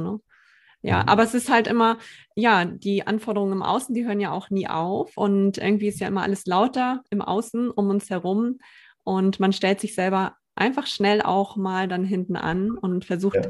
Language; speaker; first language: German; native; German